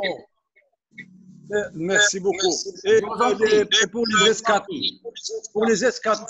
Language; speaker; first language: French; non-native, local second language; Arabic